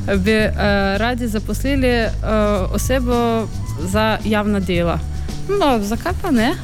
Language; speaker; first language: Slovenian; non-native, fluent; Russian